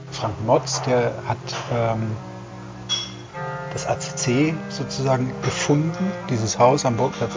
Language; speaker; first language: German; native; German